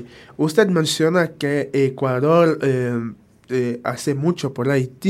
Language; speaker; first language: Spanish; non-native, fluent; Haitian Creole